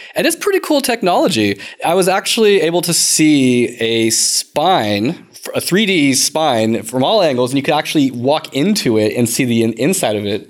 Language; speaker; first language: English; native; English